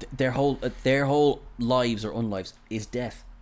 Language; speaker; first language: English; native; English